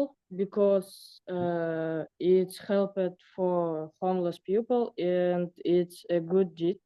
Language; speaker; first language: English; non-native, learner; Russian